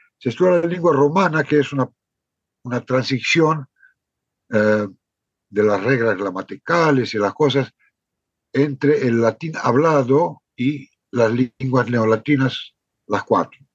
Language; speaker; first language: Spanish; non-native, fluent; Romanian